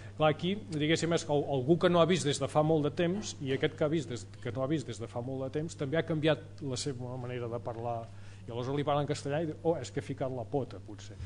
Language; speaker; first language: Catalan; native; Catalan